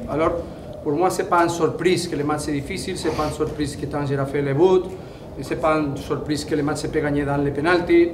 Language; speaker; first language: French; non-native, fluent; Spanish